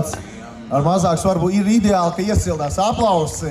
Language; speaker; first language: Latvian; non-native, local second language; Russian